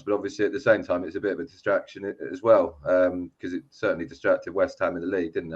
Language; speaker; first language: English; native; English